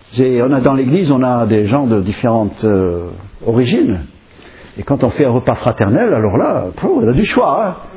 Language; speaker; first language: French; non-native, fluent; English